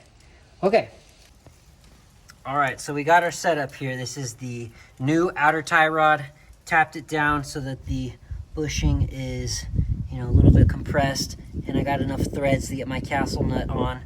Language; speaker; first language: English; native; English